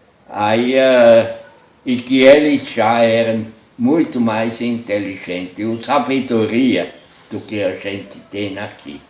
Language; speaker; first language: Portuguese; non-native, fluent; German